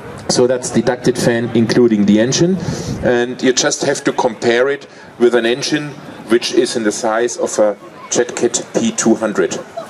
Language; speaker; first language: English; non-native, fluent; German